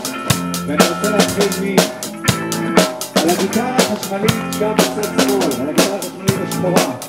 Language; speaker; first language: Hebrew; native; Hebrew